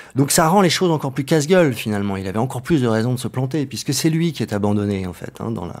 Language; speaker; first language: French; native; French